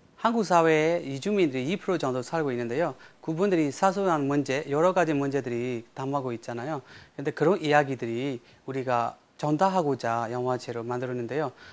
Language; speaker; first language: Korean; non-native, fluent; Burmese